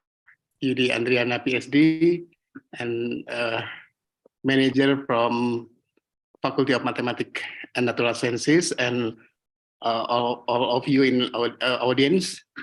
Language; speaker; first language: English; non-native, learner; Indonesian